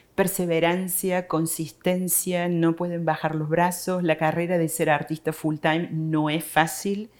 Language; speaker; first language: Spanish; native; Spanish